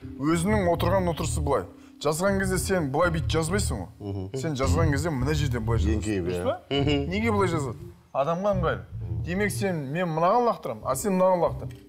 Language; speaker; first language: Kazakh; native; Kazakh